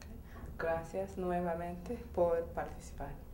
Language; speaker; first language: Spanish; non-native, fluent; English